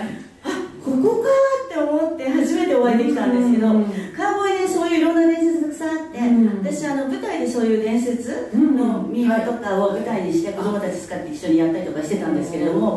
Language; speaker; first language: Japanese; native; Japanese